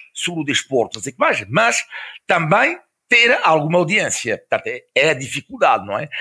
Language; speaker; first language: Portuguese; non-native, fluent; French